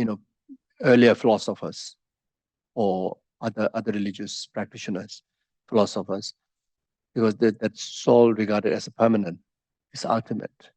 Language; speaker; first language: English; non-native, fluent; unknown